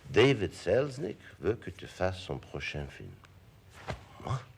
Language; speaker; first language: French; non-native, fluent; English